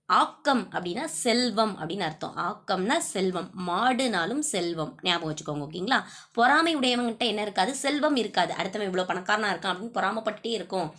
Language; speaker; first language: Tamil; native; Tamil